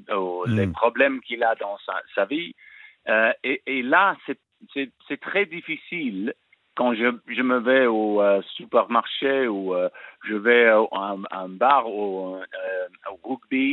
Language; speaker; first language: French; non-native, learner; English